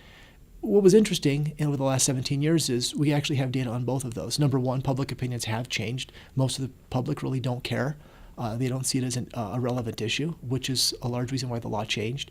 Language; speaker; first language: English; native; English